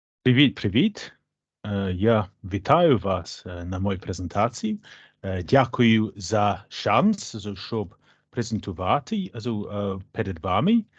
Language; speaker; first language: Ukrainian; non-native, learner; English